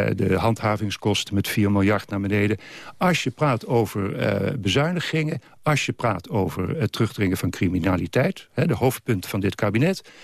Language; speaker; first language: Dutch; native; Dutch